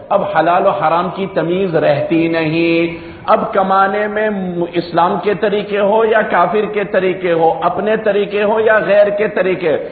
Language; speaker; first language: Urdu; non-native, local second language; Gujarati